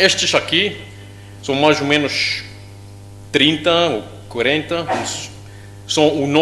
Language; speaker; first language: Portuguese; non-native, learner; English